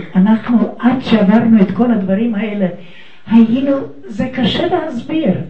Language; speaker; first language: Hebrew; non-native, fluent; Yiddish